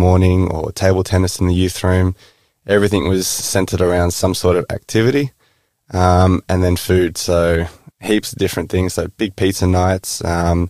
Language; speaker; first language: English; native; English